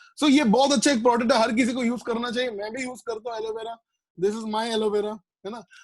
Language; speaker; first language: Hindi; non-native, local second language; Bangla